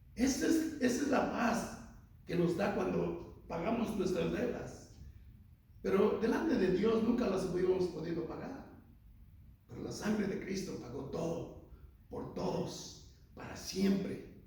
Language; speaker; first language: Spanish; native; Spanish